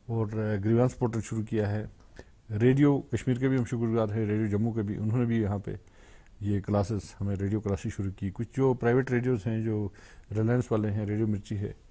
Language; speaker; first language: Urdu; non-native, local second language; Kashmiri